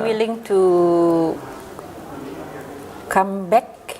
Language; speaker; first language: English; non-native, fluent; Indonesian